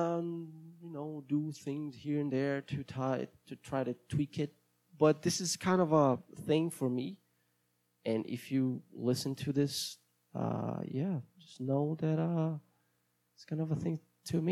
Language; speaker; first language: English; non-native, fluent; Portuguese